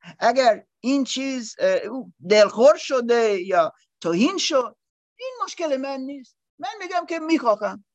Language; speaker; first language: Persian; non-native, learner; English